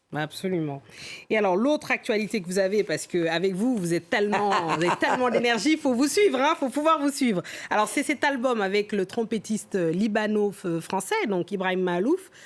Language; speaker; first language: French; native; French